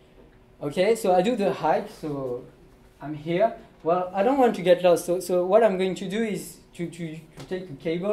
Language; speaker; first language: English; non-native, fluent; French